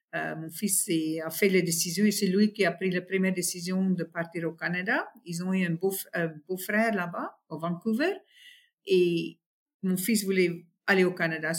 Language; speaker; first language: French; non-native, fluent; English